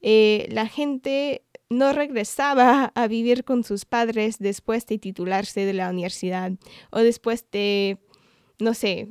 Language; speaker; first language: Spanish; non-native, fluent; English